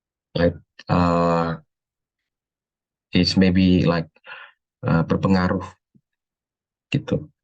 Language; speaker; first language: English; non-native, learner; Indonesian